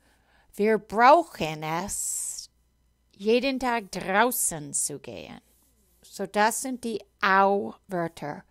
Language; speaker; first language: German; non-native, fluent; English